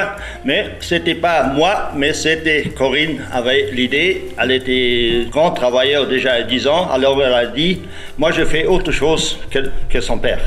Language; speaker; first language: French; non-native, local second language; Luxembourgish